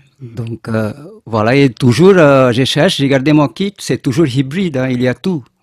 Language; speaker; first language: French; non-native, fluent; Bangla